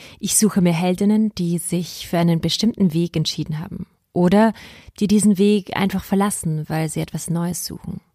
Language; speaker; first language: German; native; German